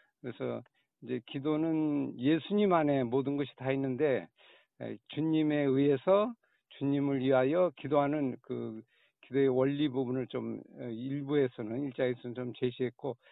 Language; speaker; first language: Korean; native; Korean